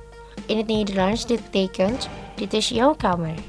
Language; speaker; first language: Dutch; non-native, learner; Indonesian